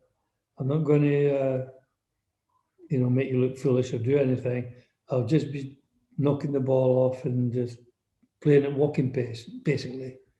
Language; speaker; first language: English; native; English